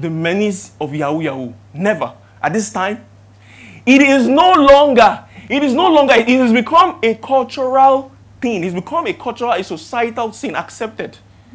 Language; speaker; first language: English; non-native, local second language; Yoruba